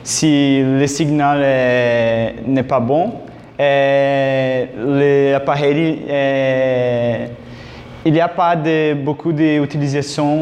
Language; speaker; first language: French; non-native, learner; Portuguese